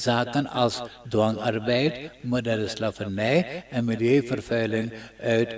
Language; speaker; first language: Dutch; non-native, local second language; Hindi